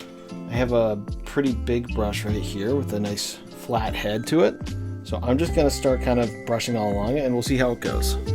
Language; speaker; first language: English; native; English